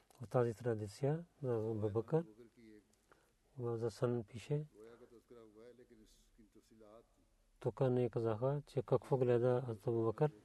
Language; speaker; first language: Bulgarian; non-native, learner; Urdu